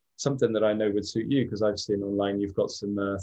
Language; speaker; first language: English; native; English